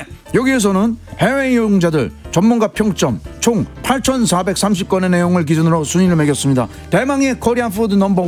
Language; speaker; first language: Korean; native; Korean